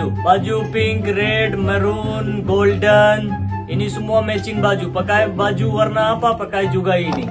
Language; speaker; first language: Indonesian; non-native, learner; Hindi